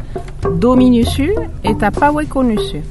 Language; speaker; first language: Basque; non-native, learner; French